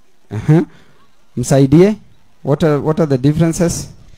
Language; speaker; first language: English; non-native, local second language; Luo (Kenya and Tanzania)